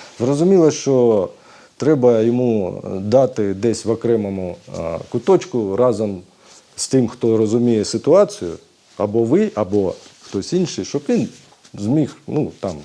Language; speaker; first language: Ukrainian; native; Ukrainian